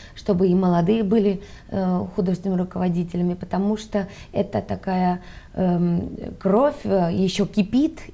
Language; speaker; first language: Russian; non-native, local second language; Armenian